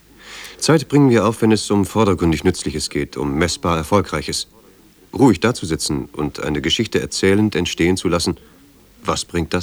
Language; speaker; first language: German; native; German